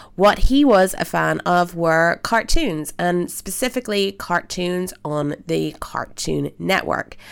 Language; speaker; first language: English; native; English